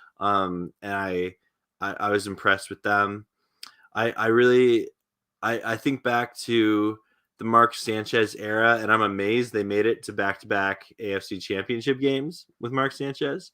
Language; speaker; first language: English; native; English